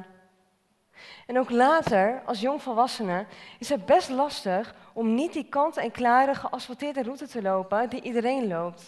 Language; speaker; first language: Dutch; native; Dutch